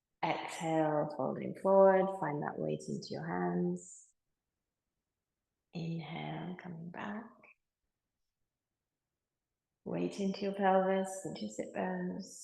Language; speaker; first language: English; native; English